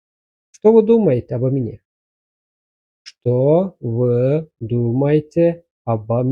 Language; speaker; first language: Russian; non-native, fluent; Azerbaijani